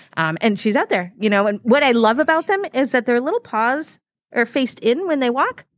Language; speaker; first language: English; native; English